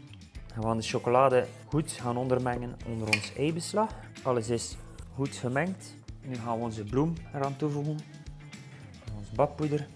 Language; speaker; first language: Dutch; native; Dutch